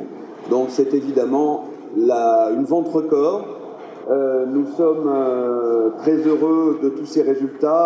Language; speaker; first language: French; native; French